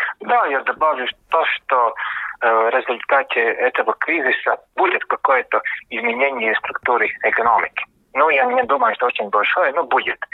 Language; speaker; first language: Russian; non-native, local second language; Latvian